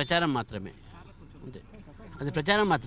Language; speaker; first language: Telugu; native; Telugu